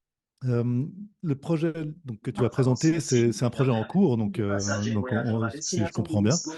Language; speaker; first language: French; native; French